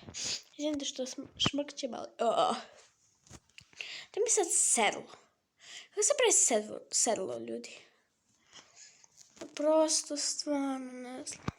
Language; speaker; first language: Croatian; early bilingual, heritage; Croatian